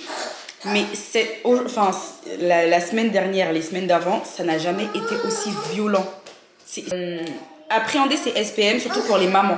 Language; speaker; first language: French; native; French